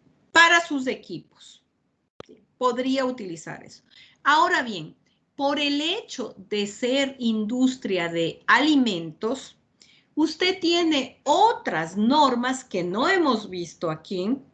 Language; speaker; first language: Spanish; native; Spanish